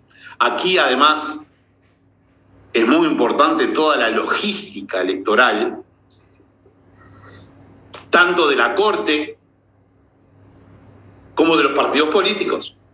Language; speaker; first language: Spanish; native; Spanish